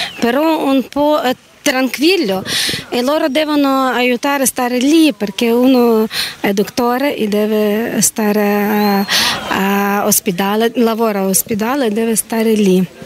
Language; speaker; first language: Italian; non-native, learner; Ukrainian